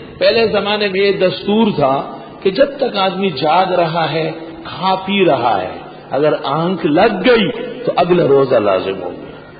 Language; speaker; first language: Urdu; non-native, local second language; Pashto